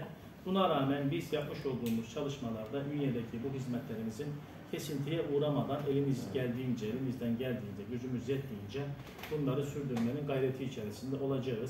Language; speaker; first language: Turkish; native; Turkish